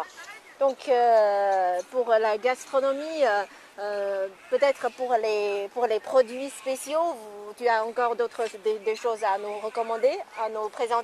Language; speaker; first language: French; non-native, fluent; Chinese